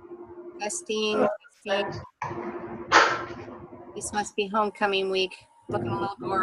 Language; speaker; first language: English; native; English